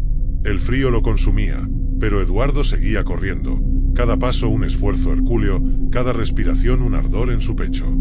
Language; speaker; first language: Spanish; native; Spanish